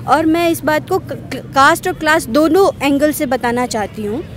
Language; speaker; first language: Hindi; native; Hindi